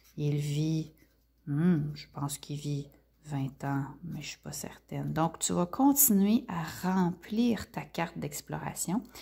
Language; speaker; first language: French; native; French